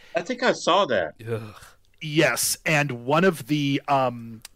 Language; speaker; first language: English; native; English